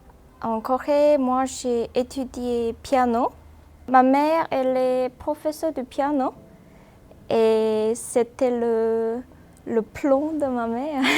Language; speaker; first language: French; non-native, learner; Korean